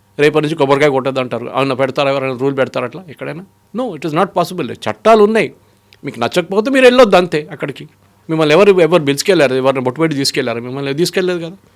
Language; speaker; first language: Telugu; non-native, fluent; Malayalam